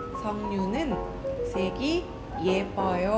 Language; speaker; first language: Korean; non-native, fluent; Thai